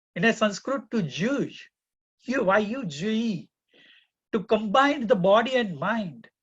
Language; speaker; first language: English; non-native, local second language; Gujarati